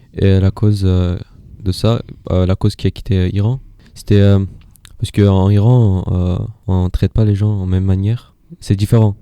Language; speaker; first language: French; non-native, learner; Persian